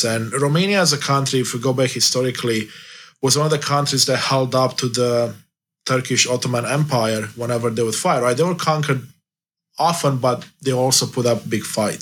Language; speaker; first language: English; non-native, fluent; Romanian